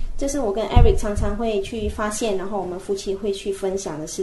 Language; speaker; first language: Chinese; native; Chinese